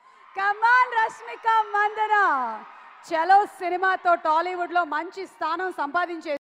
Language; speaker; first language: Telugu; native; Telugu